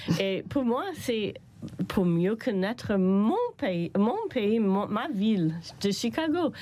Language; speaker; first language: French; non-native, learner; English